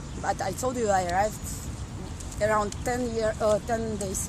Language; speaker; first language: English; non-native, learner; Russian